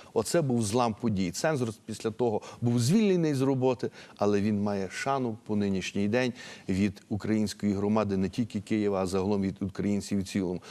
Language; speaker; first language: Ukrainian; native; Ukrainian